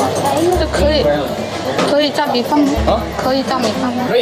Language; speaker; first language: Chinese; non-native, learner; Korean